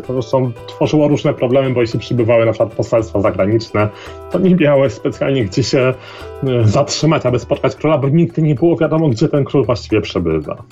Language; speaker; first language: Polish; native; Polish